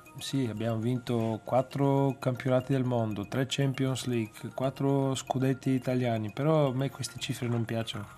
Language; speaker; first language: Italian; non-native, fluent; Bulgarian